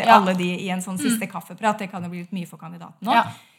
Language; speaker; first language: Norwegian; native; Norwegian